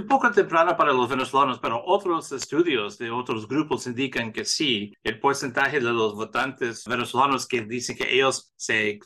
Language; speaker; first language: Spanish; early bilingual, heritage; English